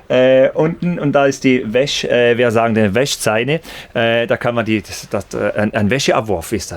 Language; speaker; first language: German; native; German